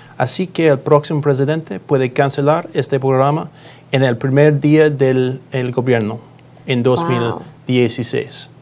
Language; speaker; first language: Spanish; non-native, learner; English